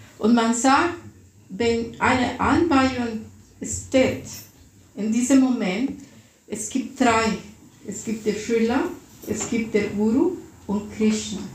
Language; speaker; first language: German; non-native, fluent; Russian